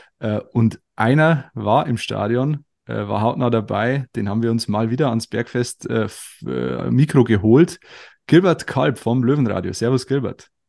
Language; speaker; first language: German; native; German